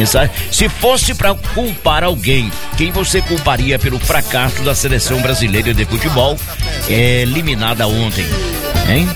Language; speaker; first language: Portuguese; native; Portuguese